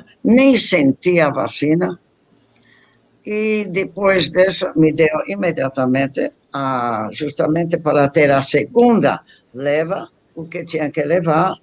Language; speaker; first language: Portuguese; non-native, fluent; English